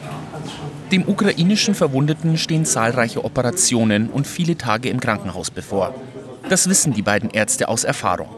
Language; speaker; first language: German; native; German